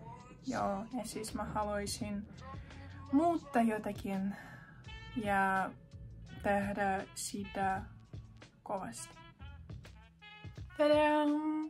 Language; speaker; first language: Finnish; non-native, learner; Russian